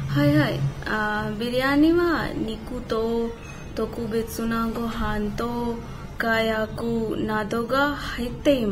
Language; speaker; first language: Japanese; non-native, learner; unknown